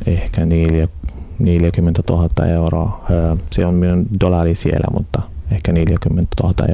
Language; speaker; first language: Finnish; non-native, learner; Arabic